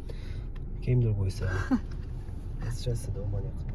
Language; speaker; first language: Korean; non-native, learner; English